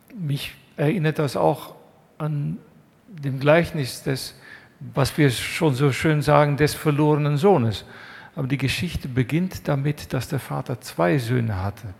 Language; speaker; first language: German; native; German